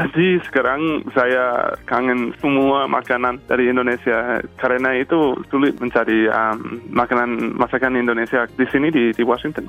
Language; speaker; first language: Indonesian; non-native, fluent; English